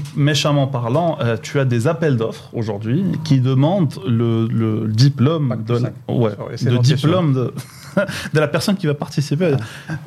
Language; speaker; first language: French; non-native, local second language; Arabic